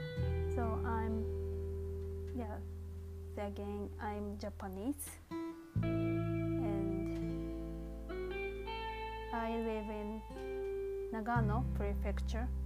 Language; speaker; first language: English; non-native, learner; Japanese